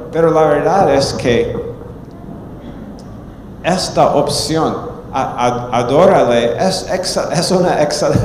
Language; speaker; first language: Spanish; non-native, fluent; English